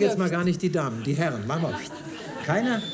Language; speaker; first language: German; native; German